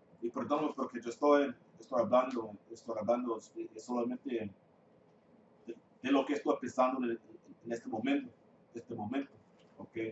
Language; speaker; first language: Spanish; non-native, fluent; English